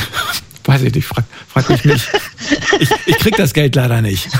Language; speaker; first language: German; native; German